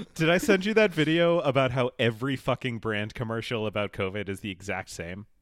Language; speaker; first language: English; native; English